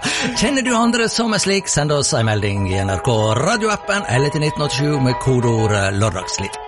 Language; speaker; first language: Norwegian; native; Norwegian